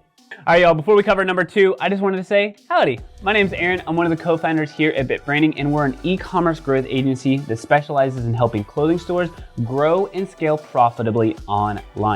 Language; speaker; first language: English; native; English